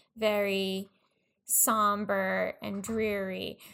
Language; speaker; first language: English; native; English